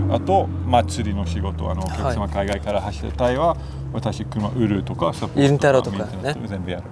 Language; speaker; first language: Japanese; non-native, learner; English